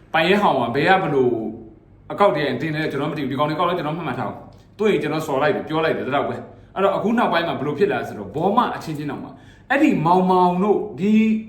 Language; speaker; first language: Burmese; native; Burmese